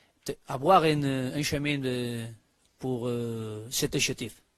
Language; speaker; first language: French; non-native, learner; Spanish